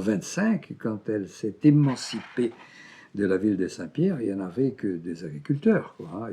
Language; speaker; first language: French; non-native, fluent; Portuguese